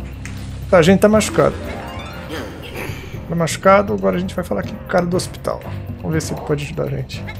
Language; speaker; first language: Portuguese; native; Portuguese